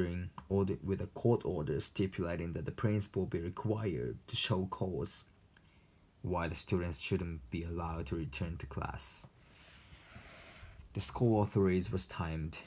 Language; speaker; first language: English; non-native, fluent; Japanese